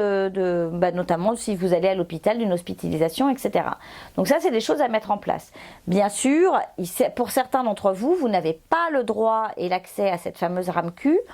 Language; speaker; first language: French; native; French